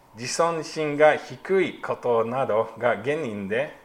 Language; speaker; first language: Japanese; non-native, fluent; English